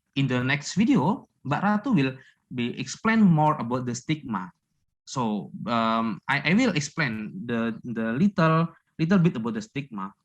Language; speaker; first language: English; non-native, learner; Indonesian